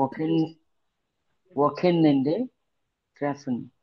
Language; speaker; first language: German; non-native, learner; Marathi